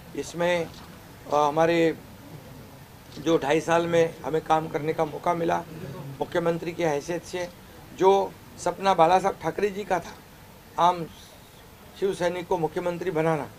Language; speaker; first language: Hindi; non-native, local second language; Marathi